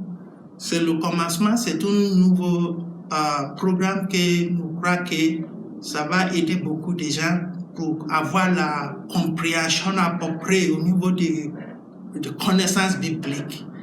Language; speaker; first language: French; non-native, learner; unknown